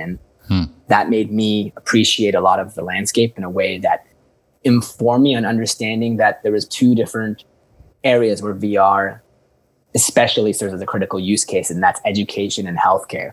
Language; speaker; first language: English; native; English